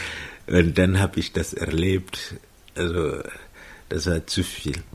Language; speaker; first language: German; non-native, fluent; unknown